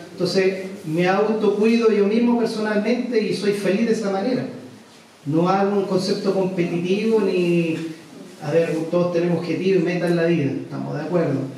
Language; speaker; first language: Spanish; native; Spanish